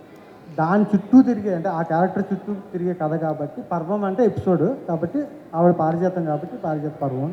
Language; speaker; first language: Telugu; native; Telugu